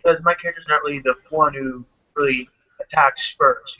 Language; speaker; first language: English; native; English